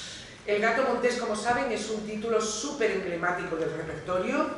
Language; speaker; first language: Spanish; native; Spanish